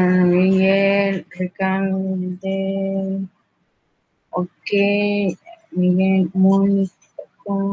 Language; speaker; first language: Spanish; native; Spanish